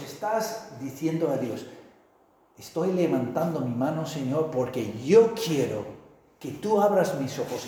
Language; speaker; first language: Spanish; non-native, fluent; English